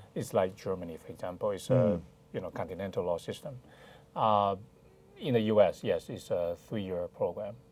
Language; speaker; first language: English; non-native, fluent; Chinese